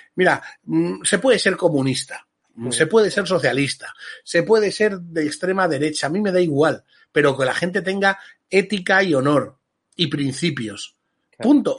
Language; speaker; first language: Spanish; native; Spanish